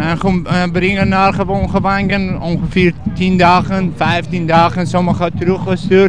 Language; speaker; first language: Dutch; non-native, learner; Persian